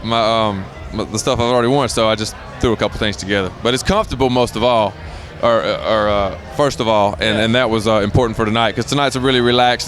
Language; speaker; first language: English; native; English